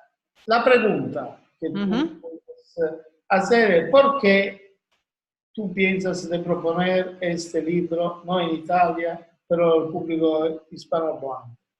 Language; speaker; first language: Spanish; non-native, learner; Italian